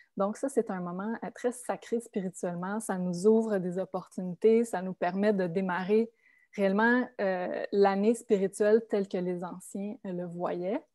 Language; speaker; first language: French; native; French